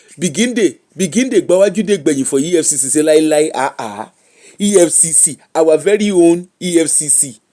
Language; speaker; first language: Nigerian Pidgin; non-native, local second language; Yoruba